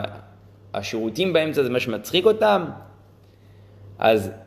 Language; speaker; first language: Hebrew; non-native, fluent; French